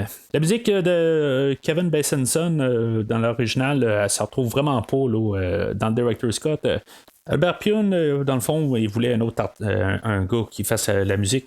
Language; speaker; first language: French; native; French